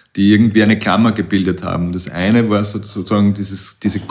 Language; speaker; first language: German; native; German